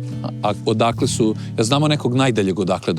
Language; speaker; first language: Croatian; native; Croatian